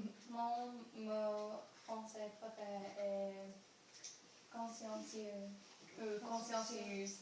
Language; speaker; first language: French; non-native, learner; English